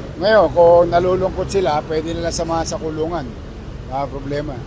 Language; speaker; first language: Filipino; native; Filipino